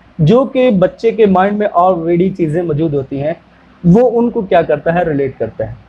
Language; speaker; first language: Urdu; non-native, local second language; Punjabi